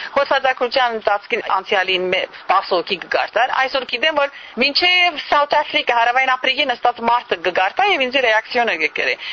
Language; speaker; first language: Armenian; early bilingual, heritage; Armenian